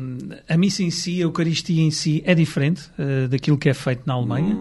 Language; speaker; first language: Portuguese; native; Portuguese